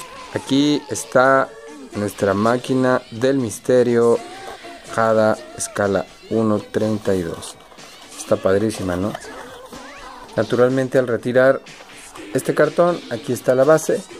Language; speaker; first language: Spanish; native; Spanish